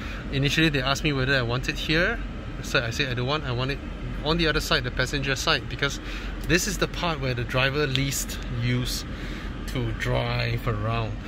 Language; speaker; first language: English; non-native, local second language; Chinese